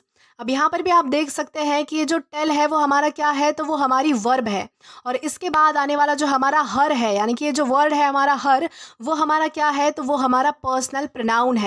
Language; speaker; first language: Hindi; native; Hindi